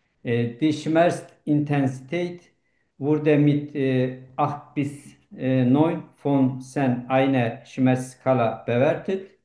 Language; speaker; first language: German; non-native, learner; Turkish